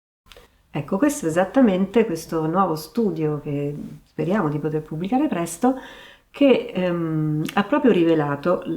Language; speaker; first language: Italian; native; Italian